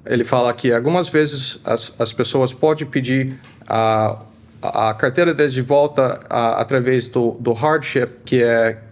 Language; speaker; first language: Portuguese; early bilingual, heritage; Portuguese